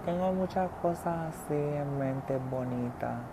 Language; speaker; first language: Spanish; early bilingual, other home language; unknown